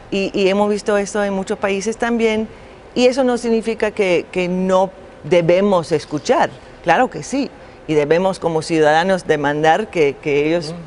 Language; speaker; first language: Spanish; non-native, fluent; English